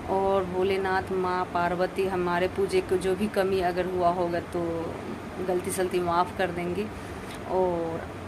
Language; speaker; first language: Hindi; native; Hindi